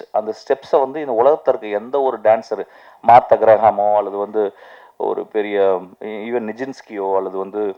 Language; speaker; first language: Tamil; native; Tamil